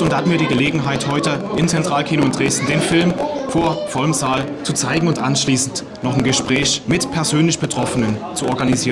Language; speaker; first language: German; native; German